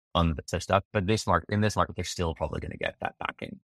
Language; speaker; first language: English; native; English